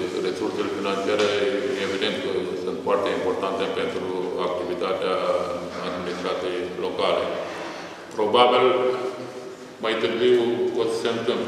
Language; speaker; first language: Romanian; native; Romanian